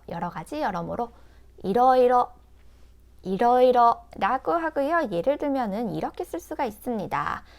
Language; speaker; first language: Korean; native; Korean